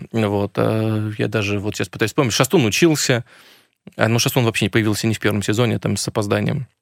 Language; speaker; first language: Russian; native; Russian